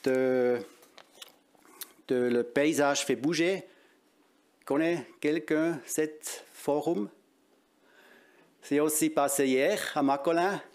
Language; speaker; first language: French; non-native, local second language; German